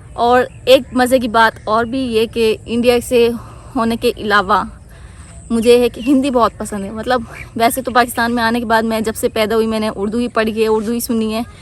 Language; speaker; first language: Urdu; native; Urdu